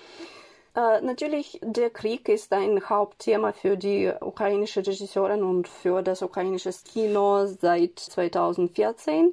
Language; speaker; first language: German; non-native, fluent; Ukrainian